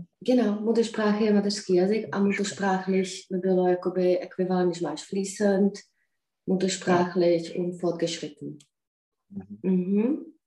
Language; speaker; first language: German; non-native, fluent; Czech